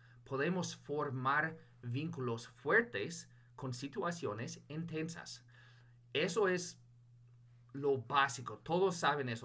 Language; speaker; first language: Spanish; non-native, fluent; English